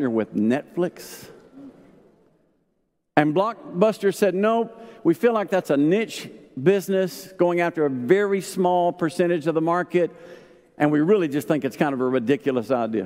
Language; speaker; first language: English; native; English